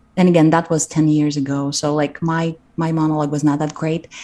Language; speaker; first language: English; non-native, fluent; Russian